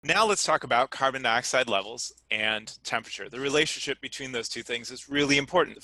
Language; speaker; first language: English; native; English